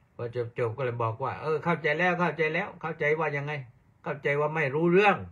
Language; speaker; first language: Thai; native; Thai